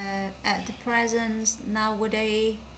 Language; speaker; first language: English; non-native, learner; Vietnamese